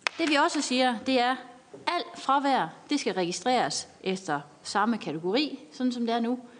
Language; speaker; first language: Danish; native; Danish